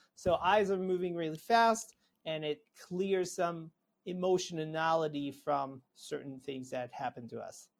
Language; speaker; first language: English; non-native, fluent; Hebrew